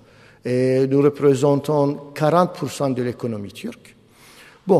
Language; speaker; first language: French; non-native, fluent; Turkish